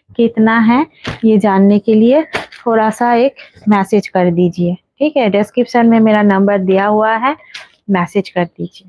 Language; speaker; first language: Hindi; non-native, local second language; Bangla